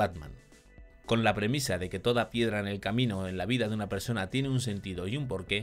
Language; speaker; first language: Spanish; native; Spanish